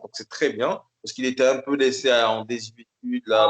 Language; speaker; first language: French; native; French